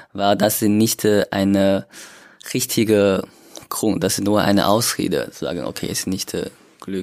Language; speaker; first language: German; non-native, learner; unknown